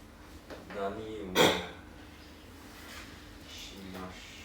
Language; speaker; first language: Japanese; non-native, learner; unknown